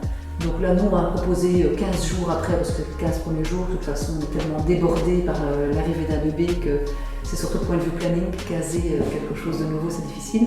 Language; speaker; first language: French; native; French